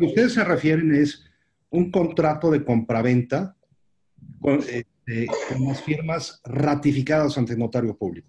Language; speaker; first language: Spanish; native; Spanish